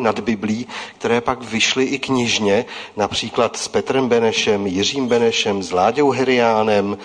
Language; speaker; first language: Czech; native; Czech